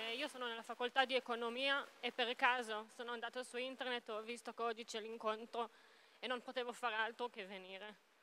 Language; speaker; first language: Italian; non-native, fluent; Hebrew